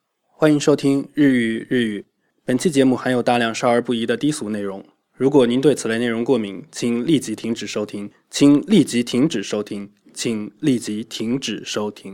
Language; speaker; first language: Chinese; native; Chinese